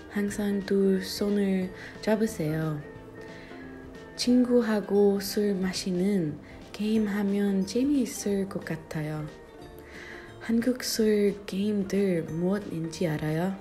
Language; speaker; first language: Korean; non-native, learner; English